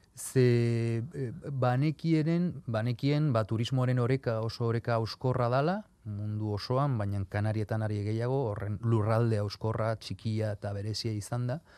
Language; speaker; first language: Basque; non-native, local second language; Spanish